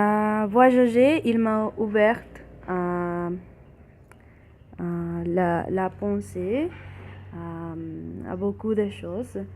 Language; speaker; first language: French; non-native, learner; Spanish